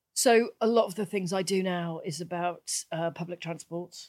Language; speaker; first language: English; native; English